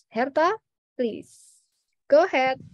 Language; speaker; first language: English; non-native, fluent; Indonesian